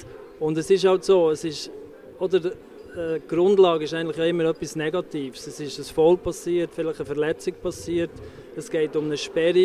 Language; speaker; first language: German; native; German